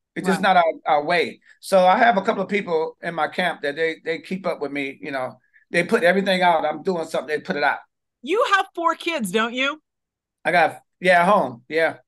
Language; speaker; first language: English; native; English